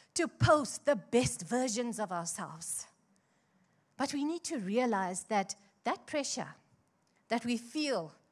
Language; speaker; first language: English; native; English